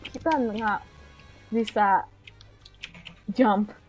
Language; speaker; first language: Indonesian; early bilingual, heritage; Indonesian